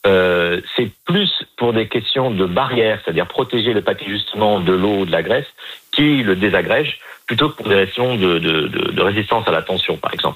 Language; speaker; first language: French; native; French